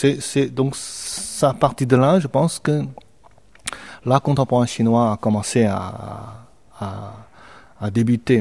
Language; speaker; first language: French; non-native, fluent; Chinese